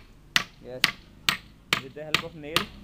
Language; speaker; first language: English; non-native, local second language; Hindi